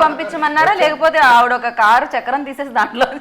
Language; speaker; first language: Telugu; native; Telugu